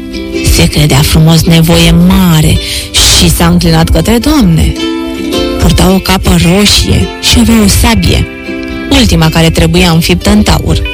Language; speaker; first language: Romanian; native; Romanian